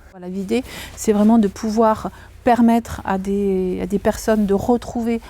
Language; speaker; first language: French; native; French